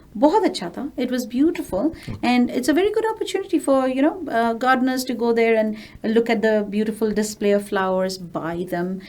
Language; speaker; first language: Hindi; non-native, local second language; Bangla